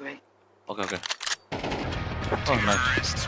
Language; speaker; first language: English; non-native, learner; Sundanese